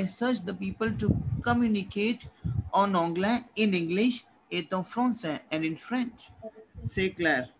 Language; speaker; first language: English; non-native, local second language; Hindi